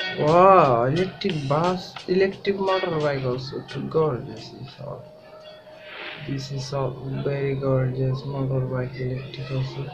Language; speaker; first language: English; non-native, learner; Bangla